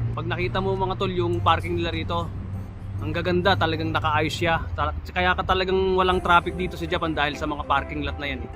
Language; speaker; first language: Filipino; native; Filipino